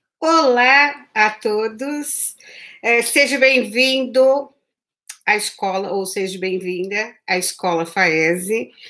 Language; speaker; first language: Portuguese; native; Portuguese